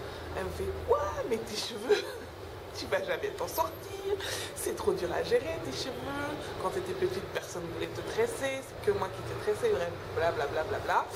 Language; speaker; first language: French; non-native, local second language; Wolof